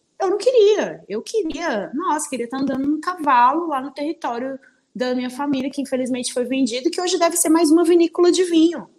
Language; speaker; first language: Portuguese; early bilingual, other home language; Spanish